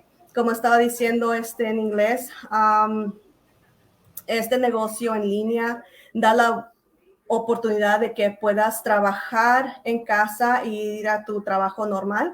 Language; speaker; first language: Spanish; early bilingual, heritage; Spanish